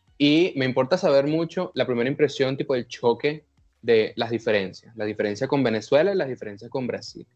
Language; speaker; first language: Spanish; native; Spanish